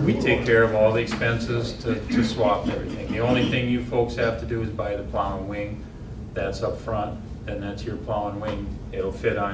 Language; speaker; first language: English; native; English